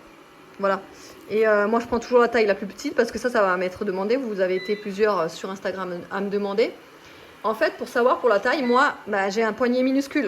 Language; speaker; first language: French; native; French